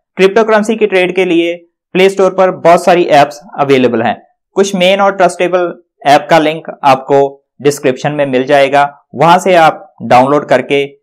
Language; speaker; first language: Hindi; non-native, local second language; Punjabi